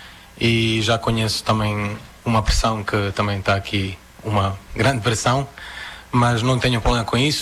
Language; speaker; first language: Portuguese; non-native, fluent; Croatian